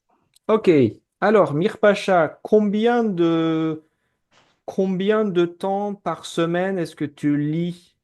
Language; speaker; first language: French; non-native, fluent; Azerbaijani